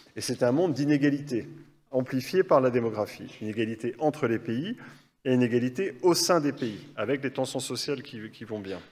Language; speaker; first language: French; native; French